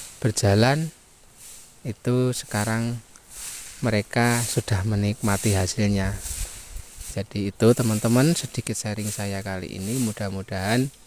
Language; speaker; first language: Indonesian; non-native, local second language; Javanese